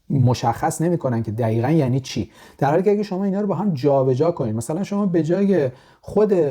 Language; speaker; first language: Persian; native; Persian